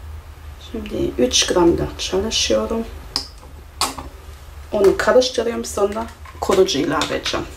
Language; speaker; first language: Turkish; non-native, fluent; German